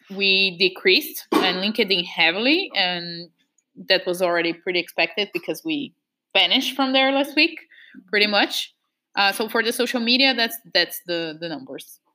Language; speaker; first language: English; non-native, fluent; Portuguese